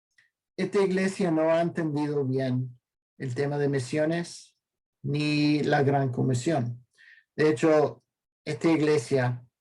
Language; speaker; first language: Spanish; non-native, fluent; English